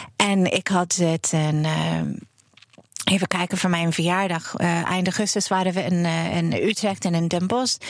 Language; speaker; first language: Dutch; non-native, fluent; English